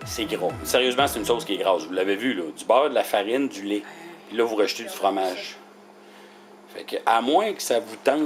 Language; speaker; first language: French; native; French